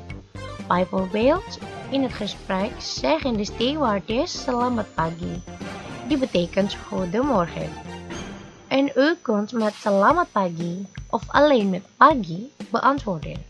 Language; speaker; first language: Dutch; non-native, fluent; Indonesian